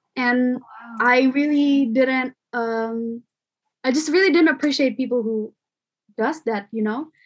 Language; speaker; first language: English; non-native, fluent; Indonesian